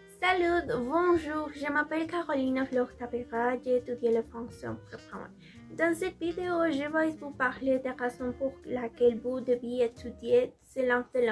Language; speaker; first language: French; non-native, learner; Spanish